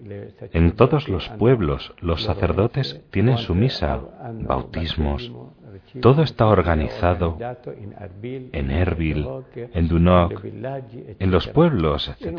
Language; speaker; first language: Spanish; non-native, fluent; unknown